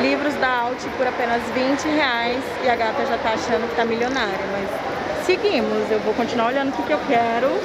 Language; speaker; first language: Portuguese; native; Portuguese